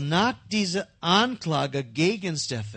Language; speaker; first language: German; non-native, learner; English